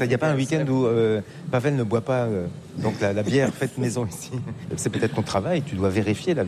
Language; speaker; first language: French; native; French